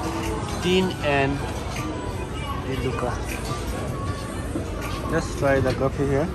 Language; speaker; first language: English; non-native, learner; Nepali